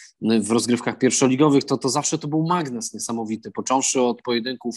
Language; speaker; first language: Polish; native; Polish